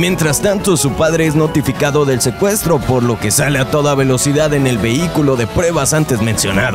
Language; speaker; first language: Spanish; native; Spanish